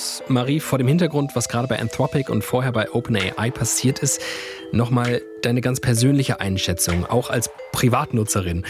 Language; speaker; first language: German; native; German